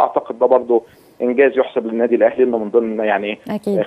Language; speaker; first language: Arabic; native; Arabic